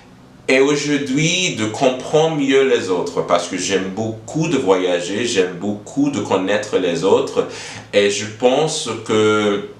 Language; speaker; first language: French; non-native, learner; English